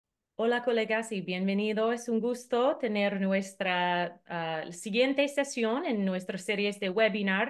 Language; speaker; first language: Spanish; non-native, fluent; English